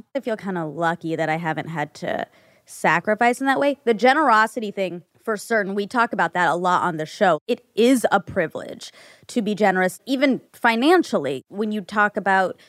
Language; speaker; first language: English; early bilingual, other home language; Hindi